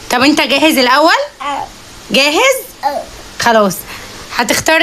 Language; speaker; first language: Arabic; native; Arabic